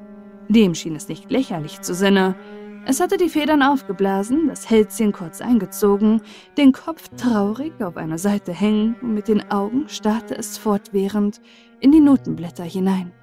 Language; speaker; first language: German; native; German